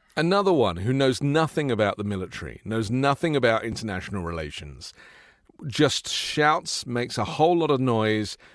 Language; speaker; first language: English; native; English